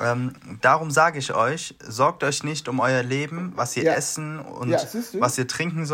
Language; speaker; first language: German; native; German